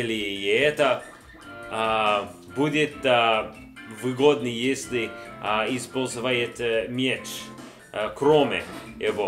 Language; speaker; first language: Russian; non-native, learner; English